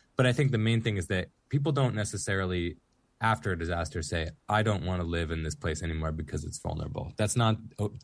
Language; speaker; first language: English; native; English